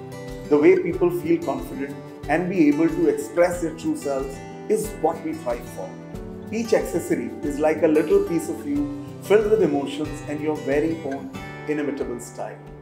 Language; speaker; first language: English; non-native, local second language; Hindi